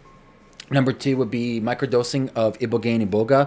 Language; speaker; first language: English; native; English